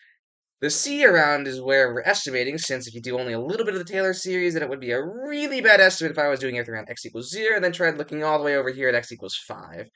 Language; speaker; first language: English; native; English